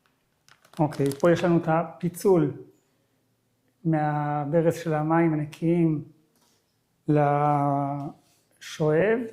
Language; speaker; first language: Hebrew; native; Hebrew